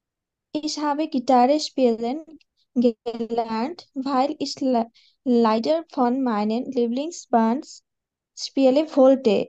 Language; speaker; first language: German; non-native, learner; Bangla